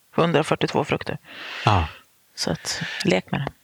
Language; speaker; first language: Swedish; native; Swedish